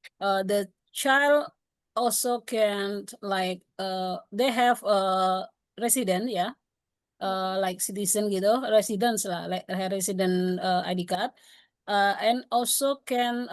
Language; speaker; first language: English; non-native, learner; Indonesian